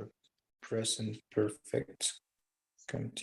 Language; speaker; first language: English; non-native, learner; Spanish